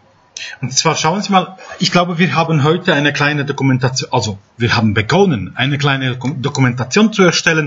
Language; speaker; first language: German; non-native, fluent; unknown